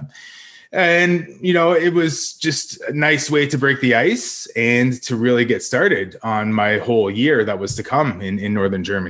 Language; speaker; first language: English; native; English